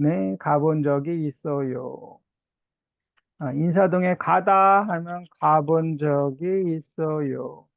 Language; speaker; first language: Korean; native; Korean